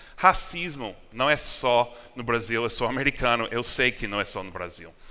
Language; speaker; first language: Portuguese; non-native, fluent; English